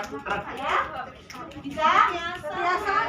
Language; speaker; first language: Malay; non-native, local second language; Sundanese